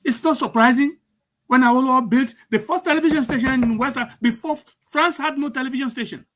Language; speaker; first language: English; non-native, local second language; Yoruba